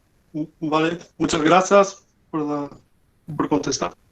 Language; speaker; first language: Spanish; non-native, fluent; Portuguese